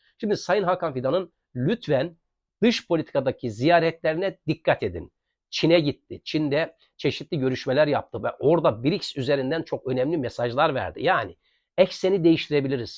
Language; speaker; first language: Turkish; native; Turkish